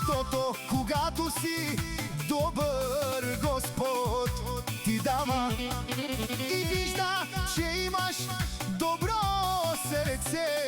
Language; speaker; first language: Bulgarian; non-native, local second language; Romany